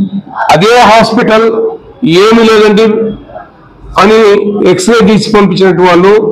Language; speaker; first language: Telugu; native; Telugu